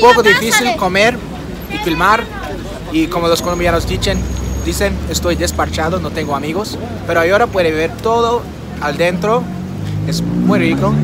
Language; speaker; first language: Spanish; non-native, fluent; English